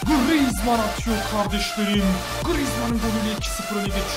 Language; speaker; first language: Turkish; native; Turkish